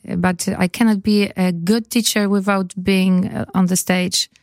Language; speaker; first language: English; non-native, learner; Polish